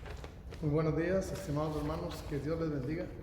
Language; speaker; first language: Spanish; native; Spanish